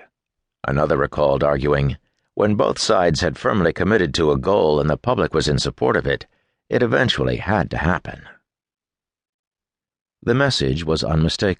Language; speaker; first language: English; native; English